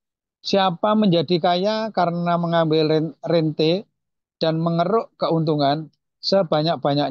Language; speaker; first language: Indonesian; native; Indonesian